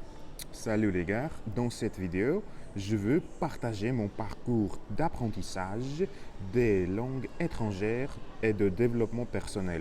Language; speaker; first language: French; non-native, learner; Russian